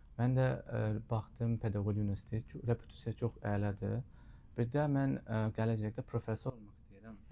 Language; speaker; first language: Azerbaijani; non-native, learner; Urdu